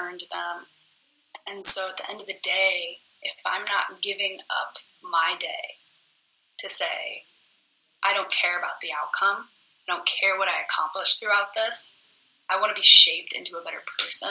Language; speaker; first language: English; native; English